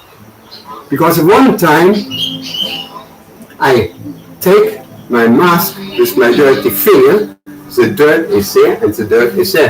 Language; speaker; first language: English; non-native, learner; German